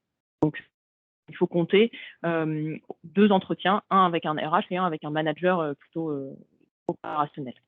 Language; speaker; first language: French; native; French